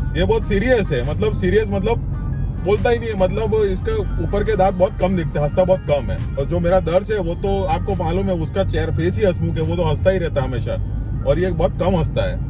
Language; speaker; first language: Hindi; non-native, local second language; Rajasthani